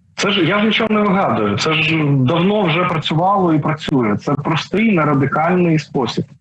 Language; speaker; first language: Ukrainian; non-native, local second language; Russian